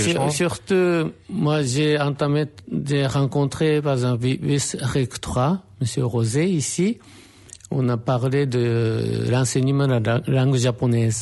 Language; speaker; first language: French; non-native, fluent; Japanese